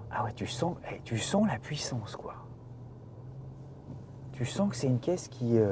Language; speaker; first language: French; native; French